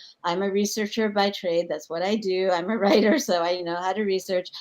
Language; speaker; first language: English; native; English